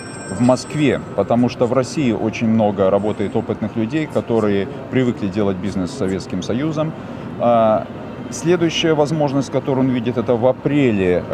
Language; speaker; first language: Russian; native; Russian